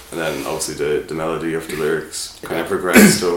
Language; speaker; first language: English; native; English